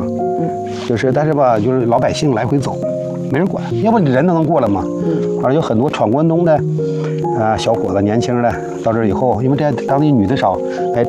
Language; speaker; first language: Chinese; native; Chinese